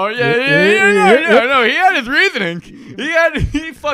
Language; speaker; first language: English; native; English